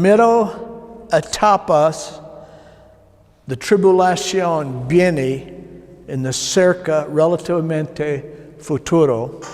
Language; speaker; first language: Spanish; non-native, learner; English